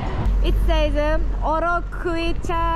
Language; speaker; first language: English; non-native, fluent; Japanese